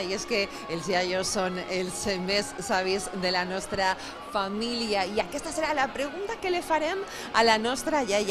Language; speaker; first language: Catalan; native; Catalan